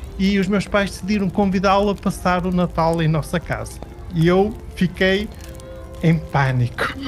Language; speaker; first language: Portuguese; early bilingual, heritage; Portuguese